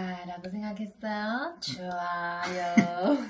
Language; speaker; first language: Korean; non-native, learner; Chinese